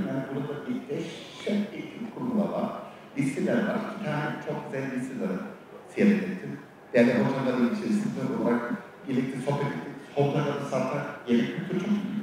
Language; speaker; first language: Turkish; non-native, learner; German